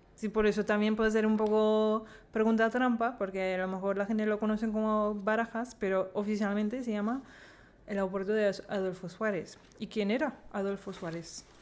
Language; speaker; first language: Spanish; non-native, fluent; Danish